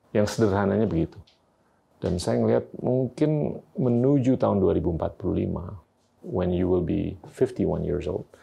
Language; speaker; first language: Indonesian; native; Indonesian